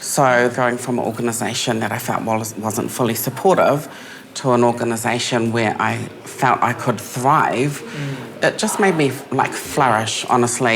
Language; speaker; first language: English; native; English